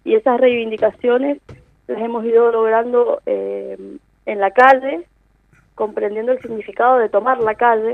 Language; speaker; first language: Spanish; native; Spanish